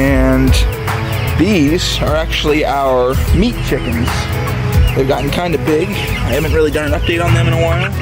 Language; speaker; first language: English; native; English